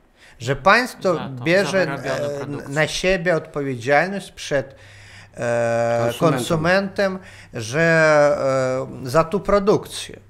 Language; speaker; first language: Polish; non-native, learner; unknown